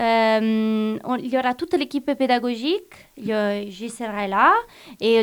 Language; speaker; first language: French; non-native, fluent; Italian